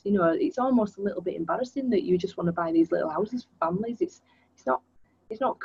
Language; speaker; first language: English; native; English